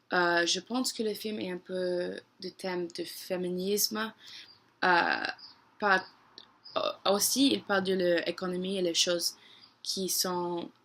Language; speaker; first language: French; non-native, learner; English